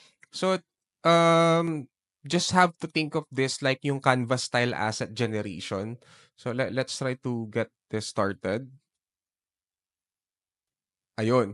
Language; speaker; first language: English; non-native, local second language; Filipino